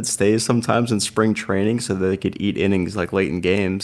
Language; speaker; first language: English; native; English